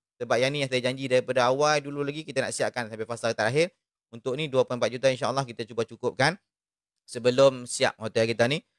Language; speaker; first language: Malay; native; Malay